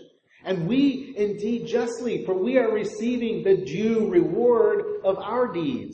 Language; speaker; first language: English; native; English